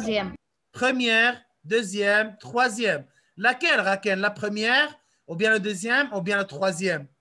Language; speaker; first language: French; non-native, local second language; Arabic